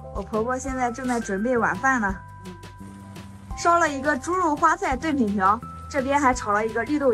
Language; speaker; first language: Chinese; native; Chinese